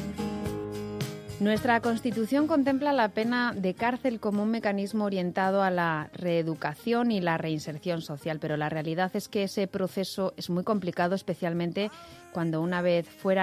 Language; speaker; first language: Spanish; native; Spanish